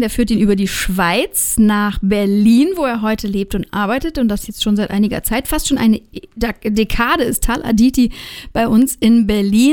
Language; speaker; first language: German; native; German